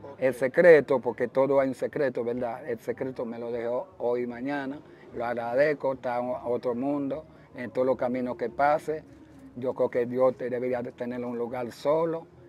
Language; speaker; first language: Spanish; early bilingual, other home language; Haitian Creole